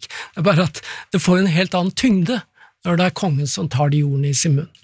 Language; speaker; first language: Norwegian; native; Norwegian